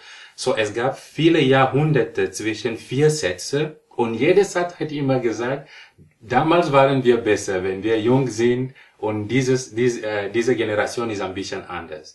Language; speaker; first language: German; non-native, fluent; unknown